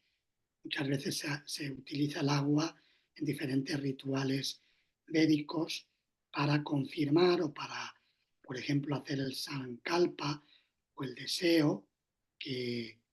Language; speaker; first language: Spanish; native; Spanish